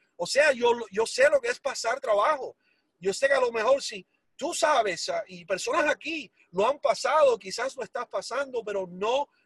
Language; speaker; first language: Spanish; early bilingual, heritage; Spanish